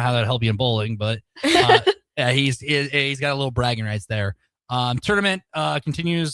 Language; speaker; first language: English; native; English